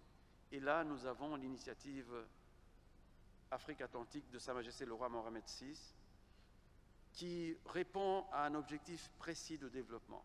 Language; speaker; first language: French; non-native, fluent; Kabuverdianu